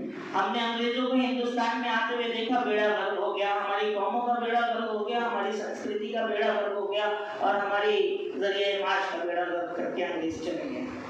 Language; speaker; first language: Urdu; non-native, local second language; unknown